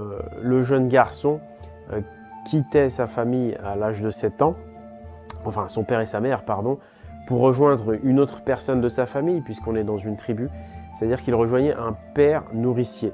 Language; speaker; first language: French; native; French